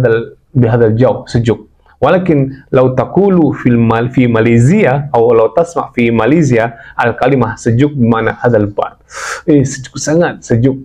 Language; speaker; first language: Arabic; non-native, fluent; Javanese